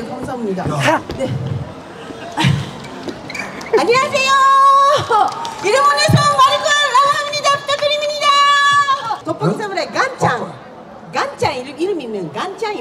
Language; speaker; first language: Korean; non-native, learner; Japanese